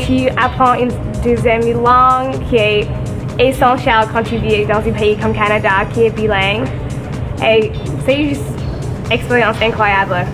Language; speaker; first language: French; non-native, fluent; English